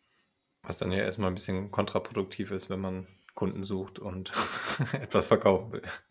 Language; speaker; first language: German; native; German